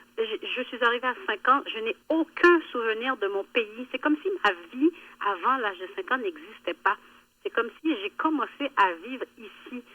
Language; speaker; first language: French; early bilingual, other home language; Haitian Creole